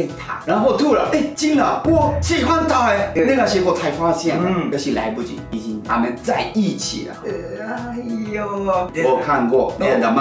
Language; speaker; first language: Chinese; non-native, learner; Japanese